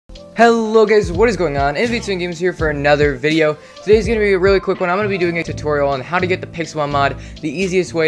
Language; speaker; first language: English; native; English